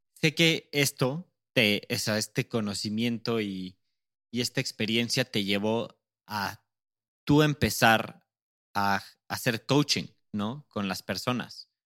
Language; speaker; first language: Spanish; native; Spanish